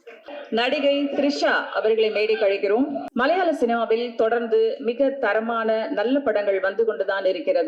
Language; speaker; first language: Tamil; native; Tamil